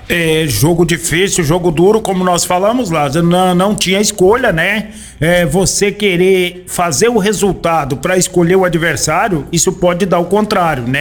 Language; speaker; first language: Portuguese; native; Portuguese